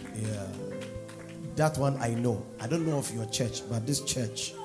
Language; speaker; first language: English; non-native, local second language; Akan